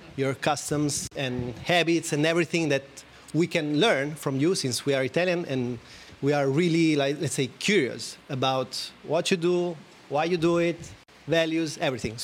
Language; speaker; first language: English; non-native, fluent; Italian